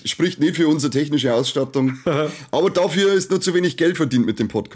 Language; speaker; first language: German; native; German